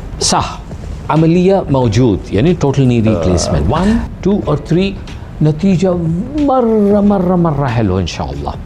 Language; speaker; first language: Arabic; non-native, learner; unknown